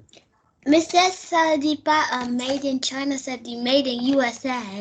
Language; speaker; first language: French; early bilingual, heritage; French